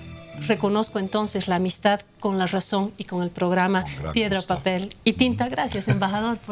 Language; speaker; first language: Spanish; native; Spanish